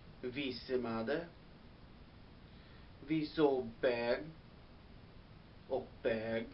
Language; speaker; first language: Swedish; non-native, learner; English